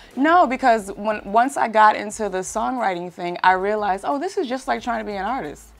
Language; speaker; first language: English; native; English